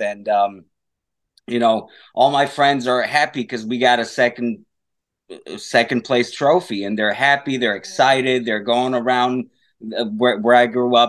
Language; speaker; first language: English; non-native, fluent; Portuguese